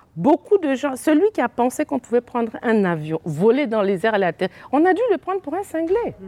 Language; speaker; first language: French; non-native, local second language; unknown